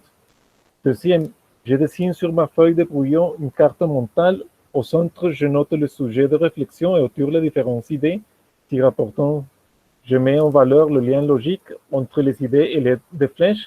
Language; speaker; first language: French; non-native, fluent; Spanish